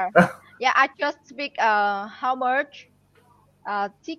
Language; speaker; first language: English; non-native, learner; Vietnamese